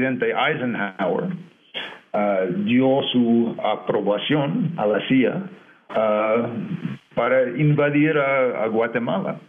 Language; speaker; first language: Spanish; non-native, fluent; English